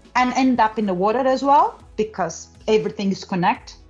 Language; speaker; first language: English; non-native, learner; Portuguese